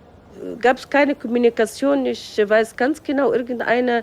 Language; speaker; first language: German; non-native, fluent; Arabic